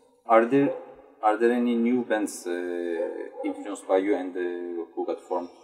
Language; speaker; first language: English; non-native, fluent; Turkish